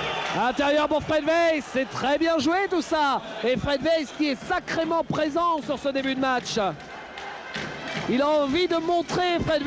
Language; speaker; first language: French; native; French